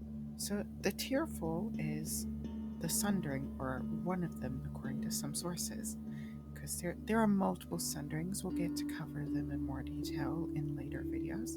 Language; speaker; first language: English; native; English